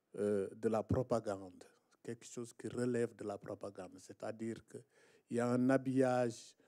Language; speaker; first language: French; non-native, local second language; Wolof